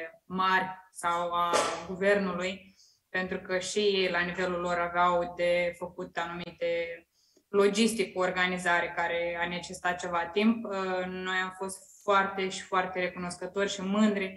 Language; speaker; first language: Romanian; native; Romanian